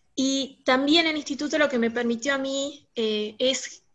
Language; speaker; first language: Spanish; native; Spanish